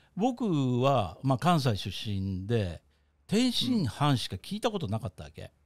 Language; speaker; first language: Japanese; native; Japanese